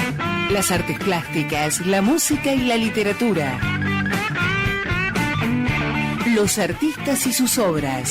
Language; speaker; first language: Spanish; native; Spanish